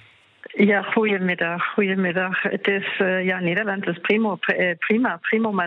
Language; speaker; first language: Dutch; non-native, fluent; German